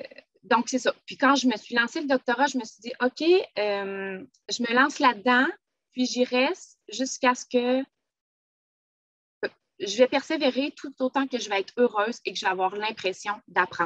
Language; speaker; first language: French; native; French